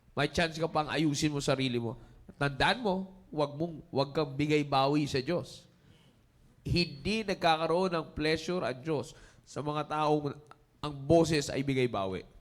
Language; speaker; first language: Filipino; native; Filipino